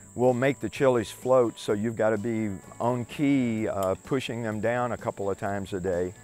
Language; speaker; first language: English; native; English